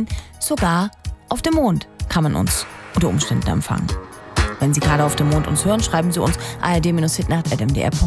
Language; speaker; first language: German; native; German